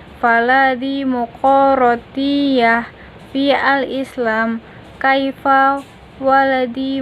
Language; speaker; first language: Arabic; non-native, learner; Indonesian